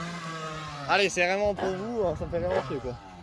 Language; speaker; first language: French; native; French